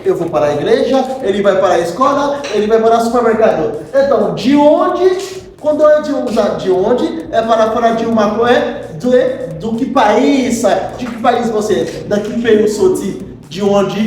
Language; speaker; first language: Portuguese; non-native, local second language; Haitian Creole